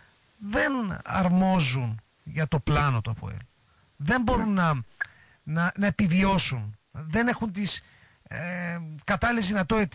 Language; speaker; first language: Greek; native; Greek